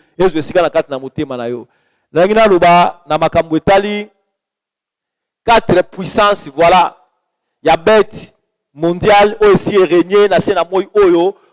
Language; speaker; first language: Lingala; native; Lingala